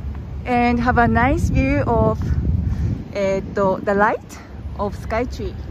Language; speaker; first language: English; non-native, fluent; Japanese